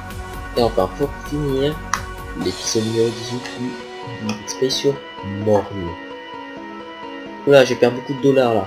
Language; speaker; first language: French; native; French